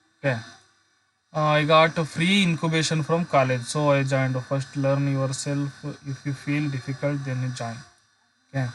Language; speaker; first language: English; non-native, local second language; Kannada